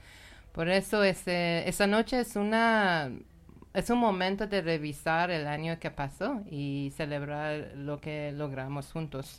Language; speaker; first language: Spanish; non-native, learner; Persian